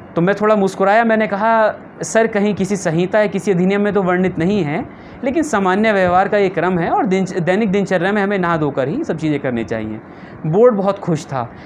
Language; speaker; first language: Hindi; native; Hindi